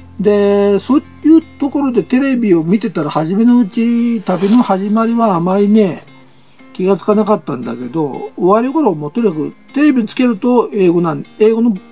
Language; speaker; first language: Japanese; native; Japanese